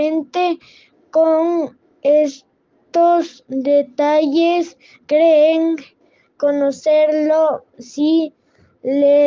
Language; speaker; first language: Spanish; non-native, learner; French